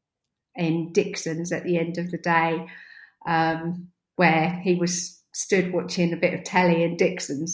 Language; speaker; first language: English; native; English